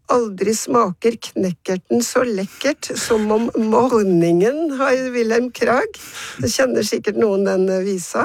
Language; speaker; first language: Norwegian; native; Norwegian